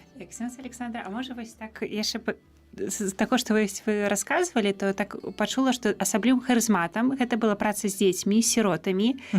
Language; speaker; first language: Belarusian; native; Belarusian